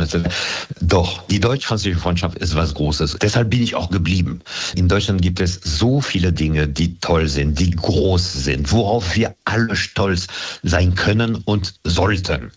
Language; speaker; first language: German; non-native, fluent; French